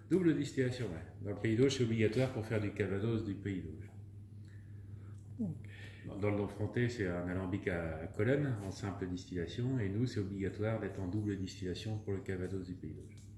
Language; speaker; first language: French; native; French